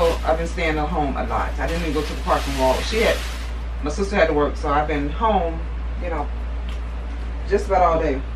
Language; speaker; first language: English; native; English